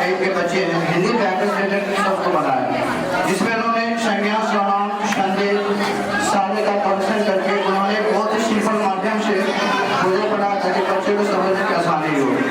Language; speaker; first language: Hindi; native; Hindi